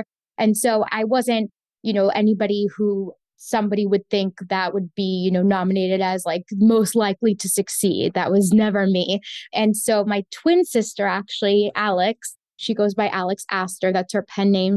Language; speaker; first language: English; early bilingual, other home language; Spanish